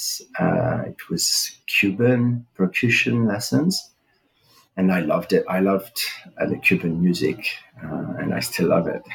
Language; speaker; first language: English; non-native, fluent; French